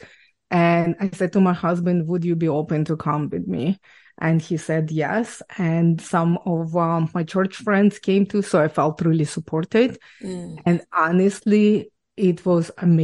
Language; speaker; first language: English; non-native, fluent; Ukrainian